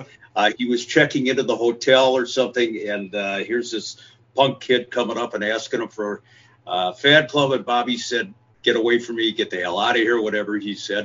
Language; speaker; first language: English; native; English